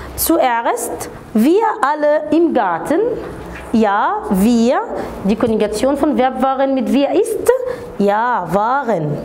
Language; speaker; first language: German; non-native, fluent; Arabic